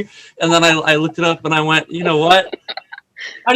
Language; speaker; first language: English; native; English